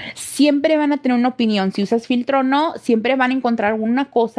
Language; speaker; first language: Spanish; early bilingual, heritage; Spanish